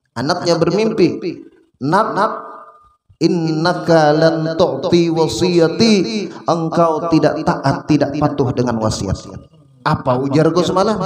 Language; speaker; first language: Indonesian; non-native, local second language; Banjar